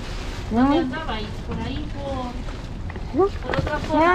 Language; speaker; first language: Spanish; non-native, learner; Filipino